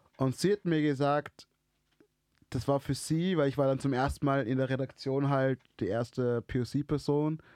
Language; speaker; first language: German; early bilingual, other home language; Swahili